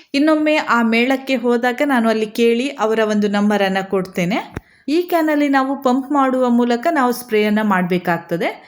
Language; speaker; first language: Kannada; native; Kannada